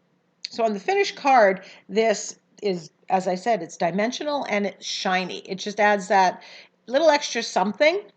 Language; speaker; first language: English; native; English